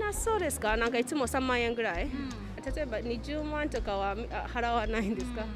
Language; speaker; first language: Japanese; non-native, learner; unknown